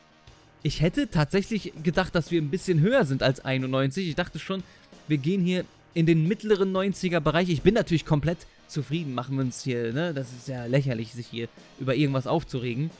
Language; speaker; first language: German; native; German